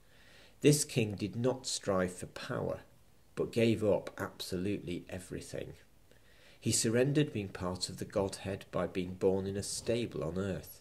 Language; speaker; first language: English; native; English